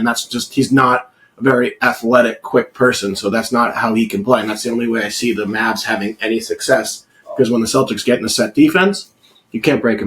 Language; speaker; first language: English; native; English